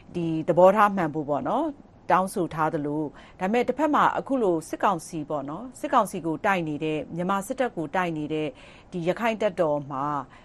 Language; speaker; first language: Burmese; native; Burmese